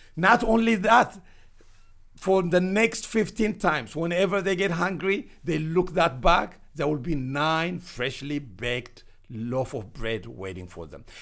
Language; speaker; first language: English; non-native, fluent; Amharic